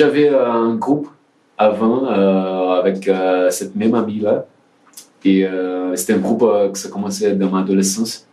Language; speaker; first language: French; non-native, learner; Portuguese